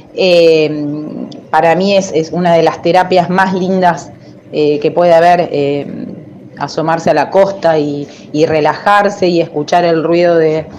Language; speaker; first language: Spanish; native; Spanish